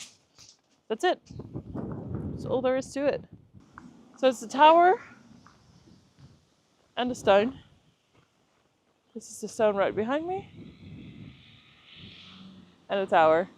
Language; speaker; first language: English; non-native, fluent; Dutch